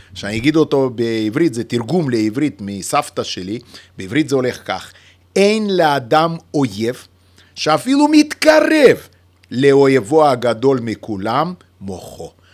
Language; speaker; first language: Hebrew; non-native, fluent; Yiddish